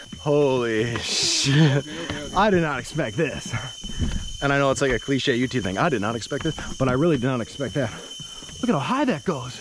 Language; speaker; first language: English; native; English